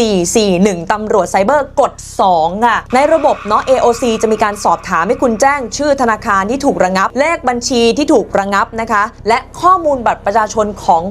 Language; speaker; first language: Thai; native; Thai